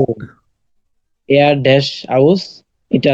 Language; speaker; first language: German; non-native, learner; Bangla